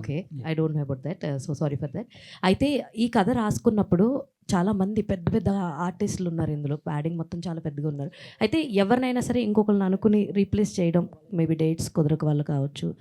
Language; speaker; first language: Telugu; native; Telugu